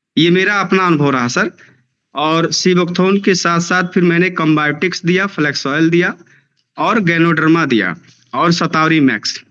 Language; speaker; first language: Hindi; native; Hindi